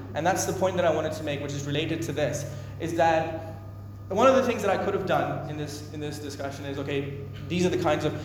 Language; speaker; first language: English; native; English